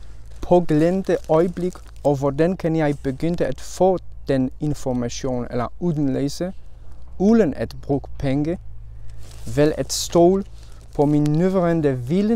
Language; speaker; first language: Danish; non-native, learner; Polish